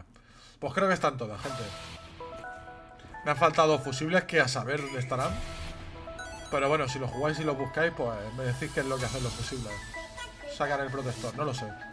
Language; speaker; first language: Spanish; native; Spanish